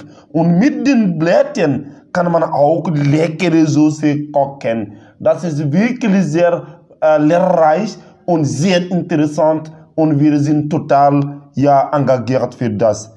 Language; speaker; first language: German; non-native, learner; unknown